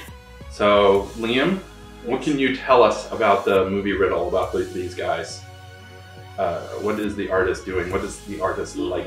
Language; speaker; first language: English; native; English